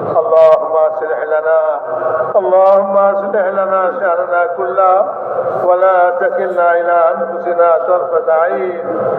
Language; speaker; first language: Arabic; non-native, fluent; Bangla